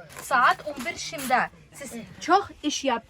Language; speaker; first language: Turkish; non-native, learner; Russian